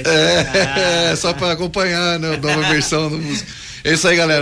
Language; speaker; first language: Portuguese; native; Portuguese